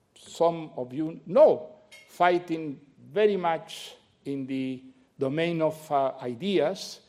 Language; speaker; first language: English; non-native, fluent; Spanish